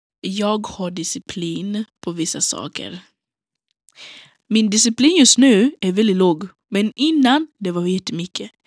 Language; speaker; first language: Swedish; non-native, local second language; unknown